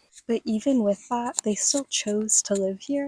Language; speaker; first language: English; native; English